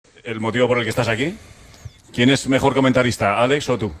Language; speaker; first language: Spanish; native; Spanish